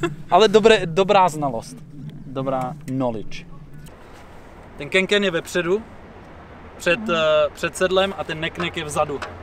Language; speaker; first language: Czech; native; Czech